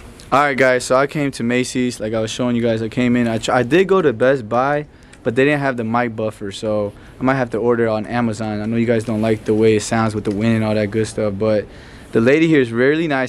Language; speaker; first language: English; early bilingual, other home language; Spanish